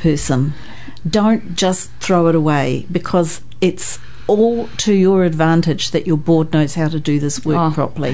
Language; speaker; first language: English; native; English